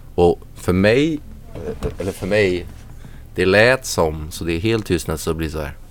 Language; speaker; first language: Swedish; non-native, fluent; French